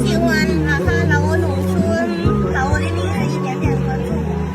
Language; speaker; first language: Chinese; non-native, learner; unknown